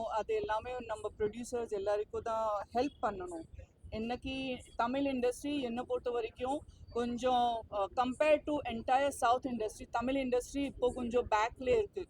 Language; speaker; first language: Tamil; non-native, fluent; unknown